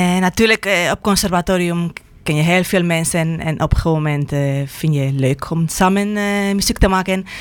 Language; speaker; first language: Dutch; non-native, fluent; Spanish